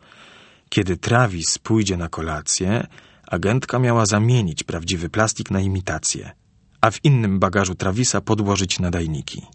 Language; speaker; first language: Polish; native; Polish